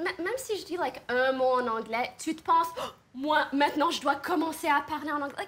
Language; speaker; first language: French; early bilingual, heritage; French